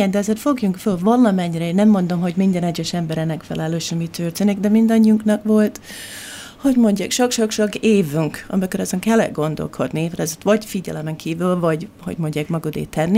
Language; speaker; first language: Hungarian; non-native, fluent; English